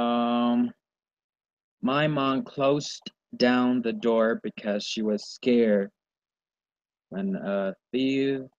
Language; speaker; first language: English; non-native, learner; Spanish